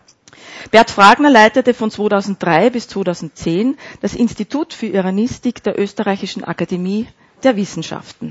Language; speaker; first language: German; native; German